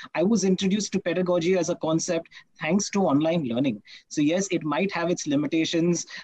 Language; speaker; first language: English; non-native, local second language; Hindi